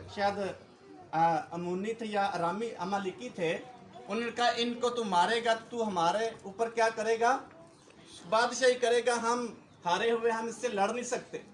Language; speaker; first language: Urdu; non-native, local second language; Punjabi